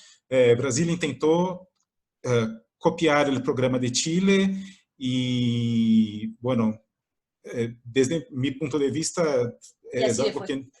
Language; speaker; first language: Spanish; non-native, fluent; Portuguese